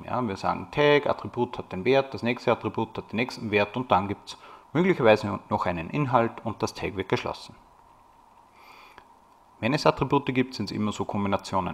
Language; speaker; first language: German; native; German